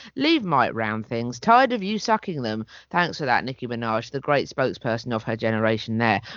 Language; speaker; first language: English; native; English